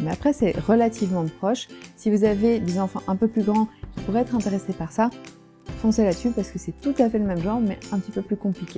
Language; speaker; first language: French; native; French